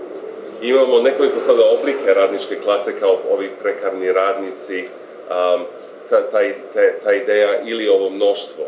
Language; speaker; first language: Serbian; non-native, fluent; English